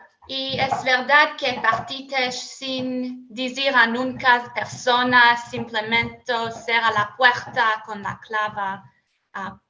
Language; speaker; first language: Spanish; non-native, learner; English